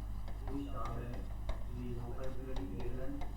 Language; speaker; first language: German; non-native, learner; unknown